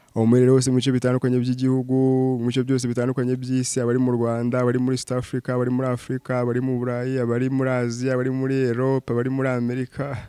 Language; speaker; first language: Kinyarwanda; native; Kinyarwanda